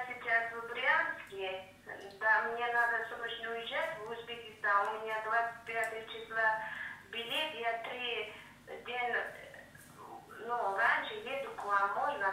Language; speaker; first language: Russian; non-native, learner; Uzbek